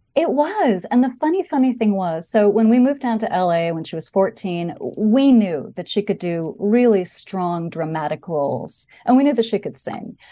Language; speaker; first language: English; native; English